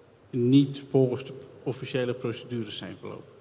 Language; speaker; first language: Dutch; early bilingual, other home language; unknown